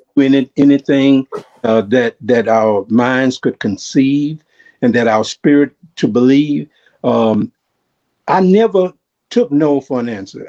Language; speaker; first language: English; native; English